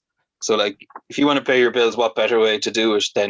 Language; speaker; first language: English; native; English